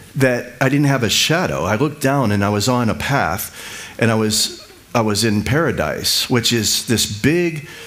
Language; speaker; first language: English; native; English